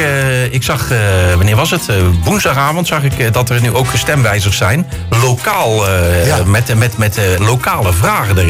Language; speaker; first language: Dutch; native; Dutch